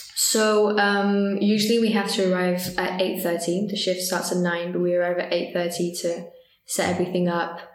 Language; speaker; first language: English; early bilingual, heritage; French